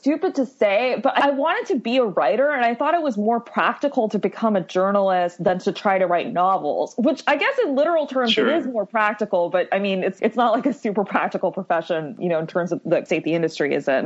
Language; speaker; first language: English; native; English